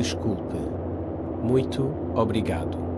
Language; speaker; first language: Portuguese; non-native, learner; English